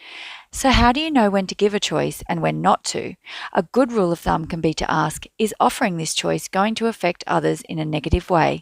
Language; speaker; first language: English; native; English